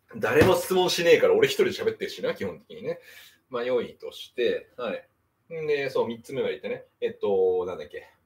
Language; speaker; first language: Japanese; native; Japanese